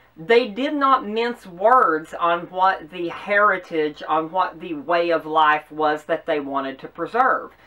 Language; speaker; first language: English; native; English